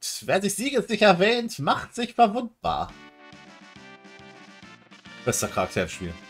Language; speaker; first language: German; native; German